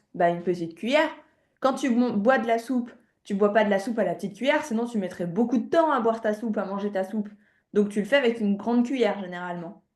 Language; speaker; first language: French; native; French